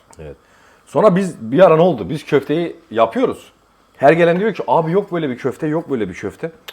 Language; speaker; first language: Turkish; native; Turkish